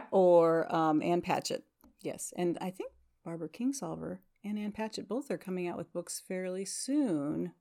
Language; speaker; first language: English; native; English